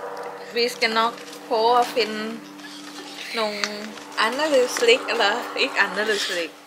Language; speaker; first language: Danish; non-native, learner; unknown